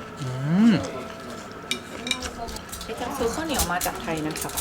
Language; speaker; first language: Thai; native; Thai